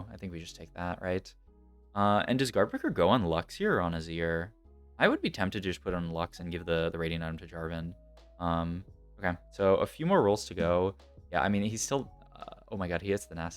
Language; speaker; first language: English; native; English